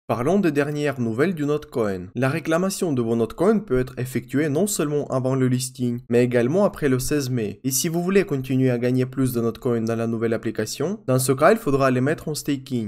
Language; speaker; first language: French; non-native, fluent; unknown